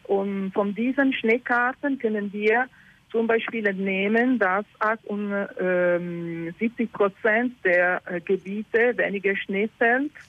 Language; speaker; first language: German; non-native, learner; Italian